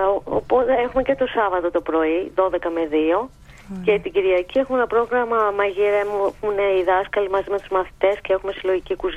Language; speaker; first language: Greek; native; Greek